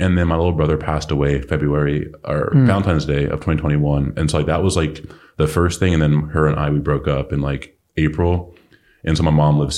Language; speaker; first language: English; native; English